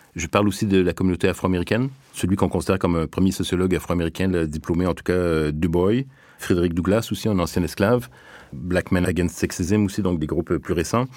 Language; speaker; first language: French; native; French